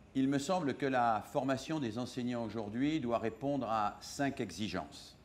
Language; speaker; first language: French; native; French